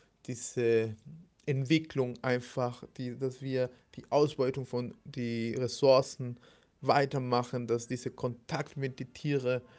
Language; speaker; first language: German; non-native, fluent; Spanish